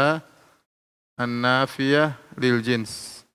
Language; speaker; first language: Arabic; non-native, fluent; Indonesian